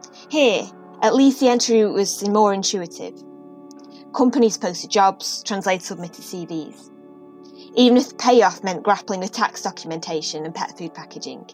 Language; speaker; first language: English; native; English